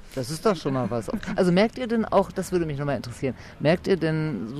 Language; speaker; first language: German; native; German